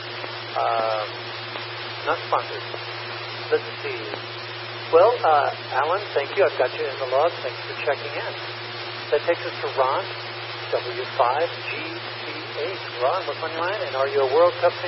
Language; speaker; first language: English; native; English